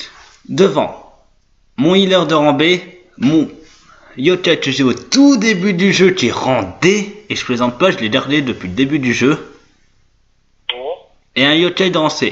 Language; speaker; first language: French; native; French